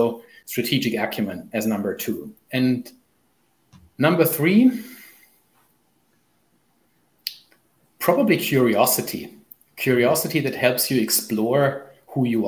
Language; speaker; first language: English; non-native, fluent; German